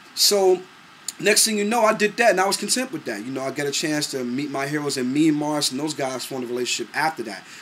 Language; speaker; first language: English; native; English